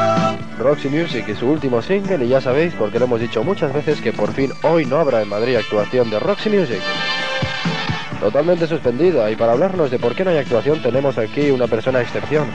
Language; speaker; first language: Spanish; native; Spanish